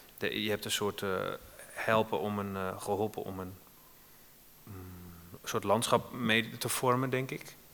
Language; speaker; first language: Dutch; native; Dutch